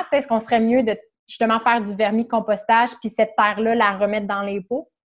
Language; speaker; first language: French; native; French